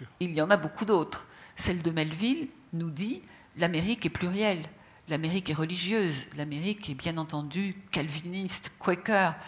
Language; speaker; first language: French; native; French